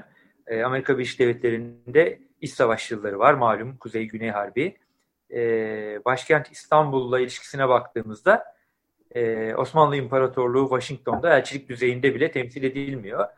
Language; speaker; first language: Turkish; native; Turkish